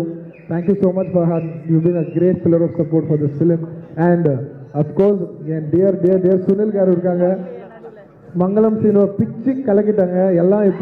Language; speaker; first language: Tamil; non-native, local second language; Telugu